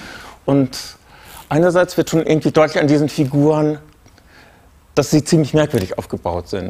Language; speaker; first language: German; native; German